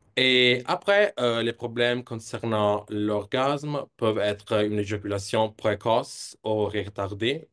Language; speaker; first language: French; non-native, fluent; Italian